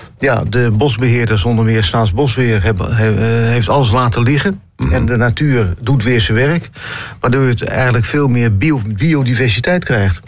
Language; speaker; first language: Dutch; native; Dutch